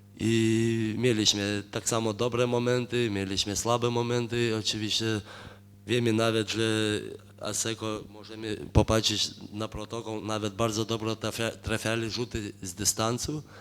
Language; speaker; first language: Polish; non-native, fluent; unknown